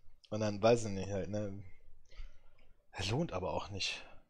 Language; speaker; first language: German; early bilingual, other home language; French